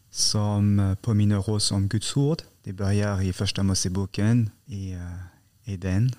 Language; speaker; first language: Swedish; non-native, fluent; French